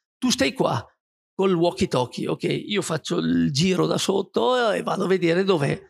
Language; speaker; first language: Italian; native; Italian